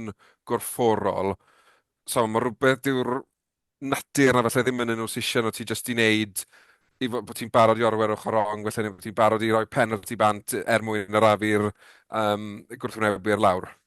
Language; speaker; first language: Welsh; native; Welsh